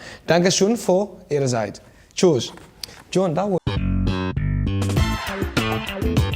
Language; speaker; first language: German; non-native, learner; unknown